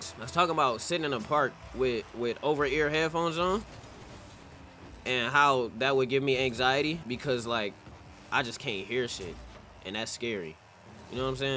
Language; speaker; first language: English; native; English